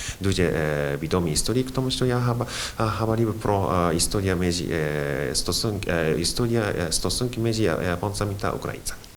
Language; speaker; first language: Ukrainian; non-native, learner; Japanese